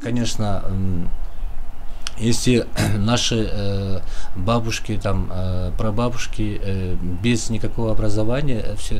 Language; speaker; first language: Russian; non-native, local second language; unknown